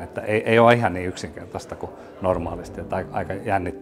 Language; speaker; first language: Finnish; native; Finnish